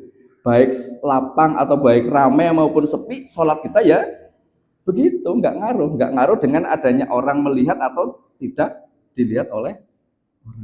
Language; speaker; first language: Indonesian; native; Indonesian